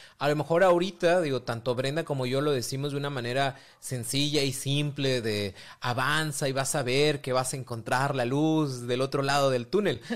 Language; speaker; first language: Spanish; native; Spanish